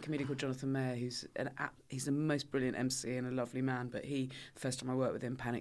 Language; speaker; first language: English; native; English